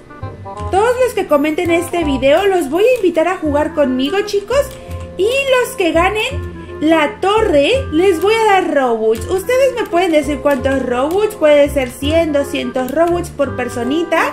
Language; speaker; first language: Spanish; native; Spanish